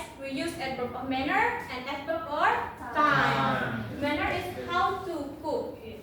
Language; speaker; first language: English; non-native, learner; Indonesian